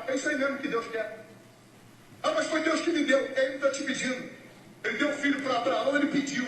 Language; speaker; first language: Portuguese; native; Portuguese